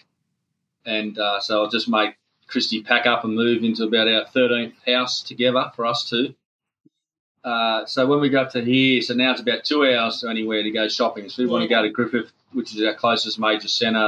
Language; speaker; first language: English; native; English